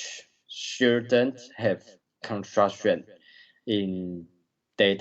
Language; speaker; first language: English; non-native, learner; Chinese